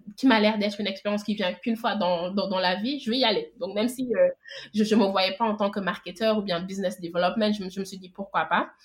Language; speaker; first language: French; non-native, local second language; Wolof